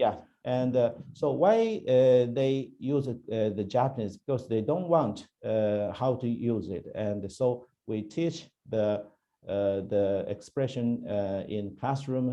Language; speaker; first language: English; non-native, learner; Chinese